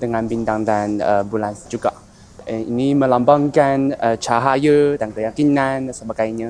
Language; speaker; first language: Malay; non-native, fluent; Chinese